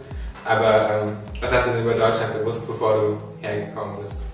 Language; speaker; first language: German; native; German